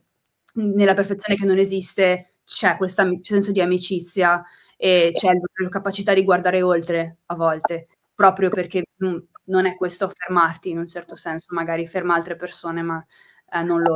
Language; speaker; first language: Italian; native; Italian